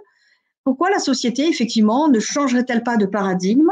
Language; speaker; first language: French; native; French